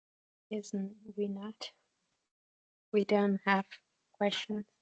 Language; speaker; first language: English; non-native, learner; Spanish